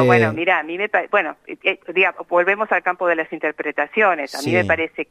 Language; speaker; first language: Spanish; native; Spanish